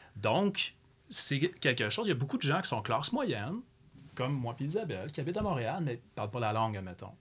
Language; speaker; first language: French; native; French